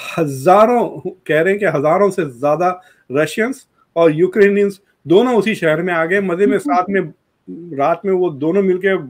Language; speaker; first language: Hindi; non-native, local second language; Urdu